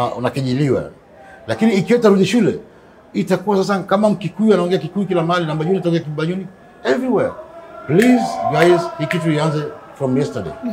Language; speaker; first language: Swahili; non-native, local second language; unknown